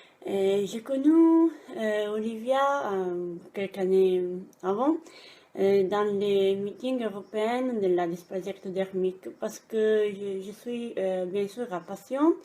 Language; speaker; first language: French; non-native, fluent; Italian